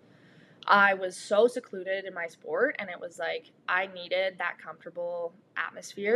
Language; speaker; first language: English; native; English